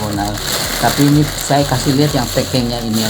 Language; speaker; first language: Indonesian; non-native, local second language; Dutch